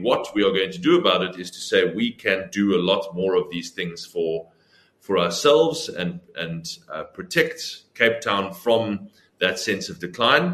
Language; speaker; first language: English; native; English